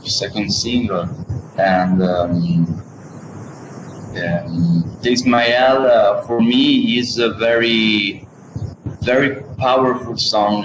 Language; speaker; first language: English; non-native, learner; Italian